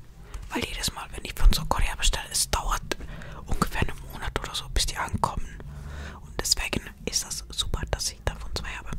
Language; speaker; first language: German; non-native, fluent; Estonian